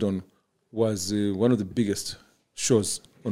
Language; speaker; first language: English; non-native, local second language; Shona